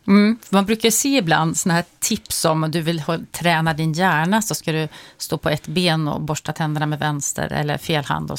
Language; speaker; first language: Swedish; native; Swedish